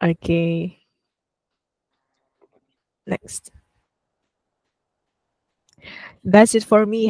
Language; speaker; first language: English; non-native, fluent; Vietnamese